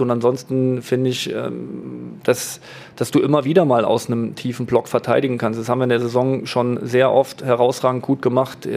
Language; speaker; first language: German; native; German